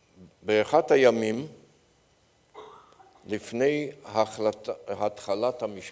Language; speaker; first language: Hebrew; non-native, fluent; Polish